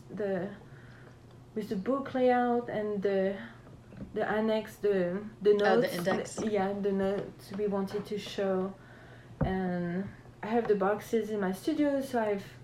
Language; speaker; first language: English; non-native, fluent; French